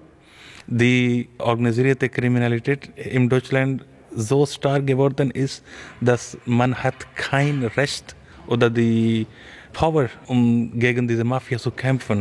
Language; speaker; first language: German; non-native, learner; Urdu